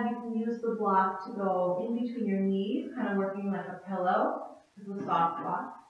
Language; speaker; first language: English; native; English